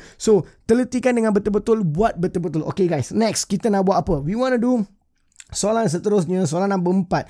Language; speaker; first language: Malay; native; Malay